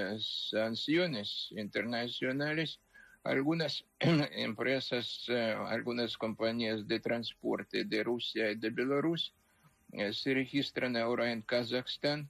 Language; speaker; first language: Spanish; non-native, fluent; Ukrainian